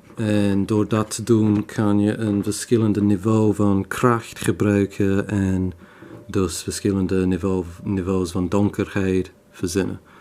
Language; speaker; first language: Dutch; non-native, fluent; English